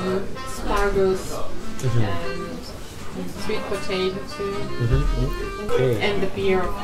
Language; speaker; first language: English; non-native, fluent; German